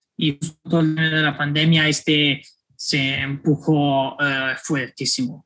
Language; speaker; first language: Spanish; non-native, fluent; Italian